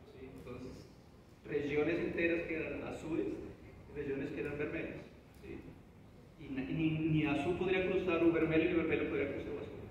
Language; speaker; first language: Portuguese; non-native, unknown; Spanish